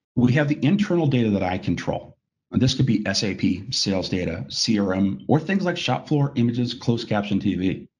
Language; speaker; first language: English; native; English